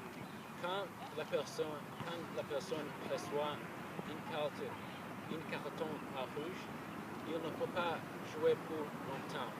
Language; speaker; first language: French; non-native, learner; English